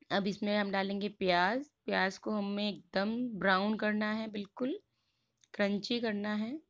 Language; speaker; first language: Hindi; native; Hindi